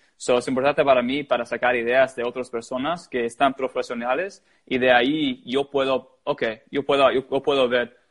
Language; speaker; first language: Spanish; early bilingual, heritage; English